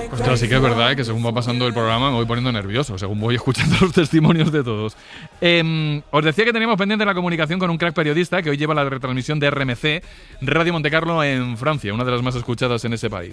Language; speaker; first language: Spanish; native; Spanish